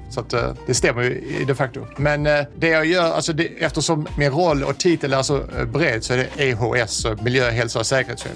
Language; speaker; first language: Swedish; native; Swedish